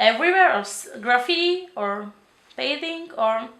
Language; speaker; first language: English; non-native, learner; Czech